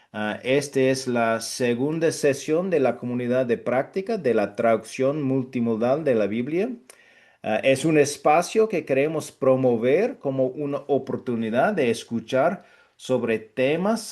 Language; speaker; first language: Spanish; non-native, fluent; English